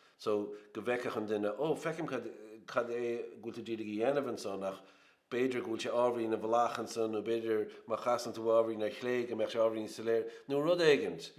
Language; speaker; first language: Irish; native; Irish